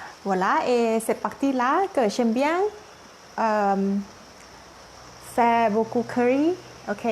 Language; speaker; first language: French; non-native, learner; Thai